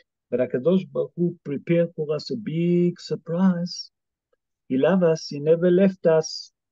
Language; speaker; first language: English; non-native, fluent; Hebrew